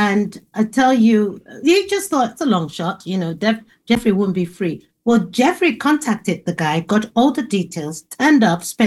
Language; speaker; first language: English; non-native, local second language; Igbo